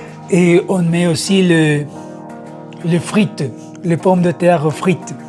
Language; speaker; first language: French; non-native, learner; Spanish